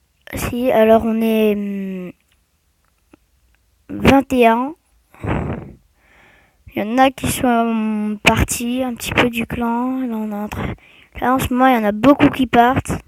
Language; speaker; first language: French; native; French